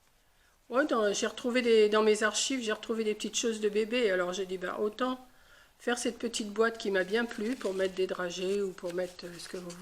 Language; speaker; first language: French; native; French